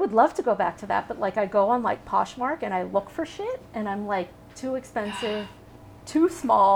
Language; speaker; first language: English; native; English